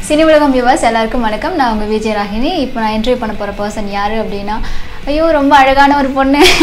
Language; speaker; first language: Tamil; native; Tamil